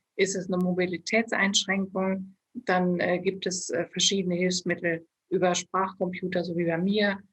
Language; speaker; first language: German; native; German